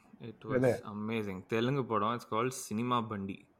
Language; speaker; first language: English; non-native, local second language; Tamil